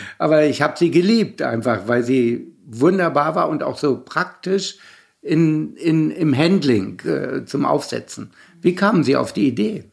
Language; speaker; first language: German; native; German